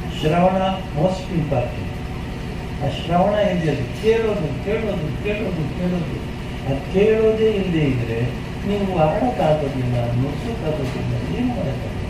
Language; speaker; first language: Kannada; non-native, local second language; Telugu